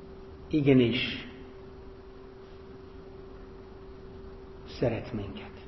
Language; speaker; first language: Hungarian; non-native, fluent; English